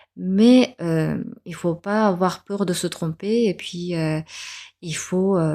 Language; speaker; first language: French; non-native, fluent; Japanese